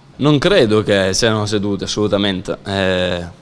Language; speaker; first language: Italian; native; Italian